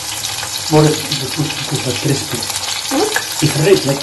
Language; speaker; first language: English; non-native, learner; Arabic